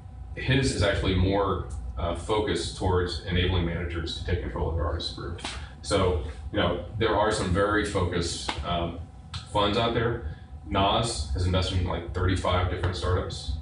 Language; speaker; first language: English; native; English